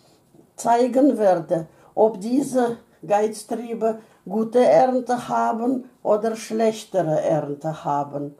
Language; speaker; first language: German; non-native, fluent; Russian